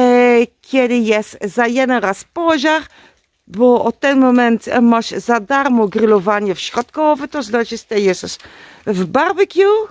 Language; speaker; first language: Polish; non-native, learner; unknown